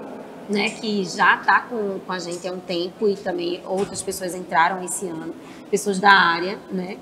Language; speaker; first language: Portuguese; native; Portuguese